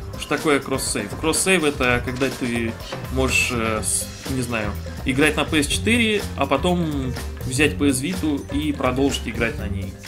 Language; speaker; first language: Russian; non-native, fluent; Romanian